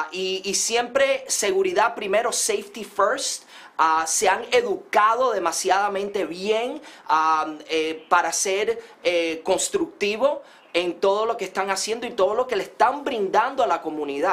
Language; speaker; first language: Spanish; early bilingual, heritage; Spanish